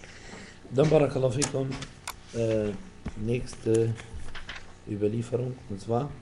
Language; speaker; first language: German; non-native, fluent; Arabic